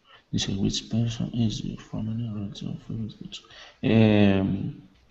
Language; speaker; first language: English; non-native, learner; Spanish